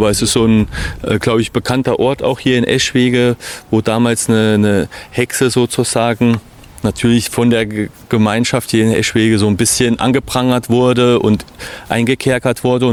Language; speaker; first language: German; native; German